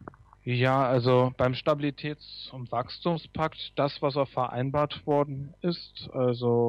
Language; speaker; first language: German; native; German